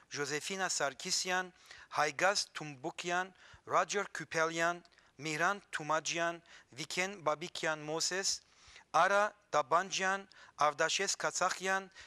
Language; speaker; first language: Armenian; native; Armenian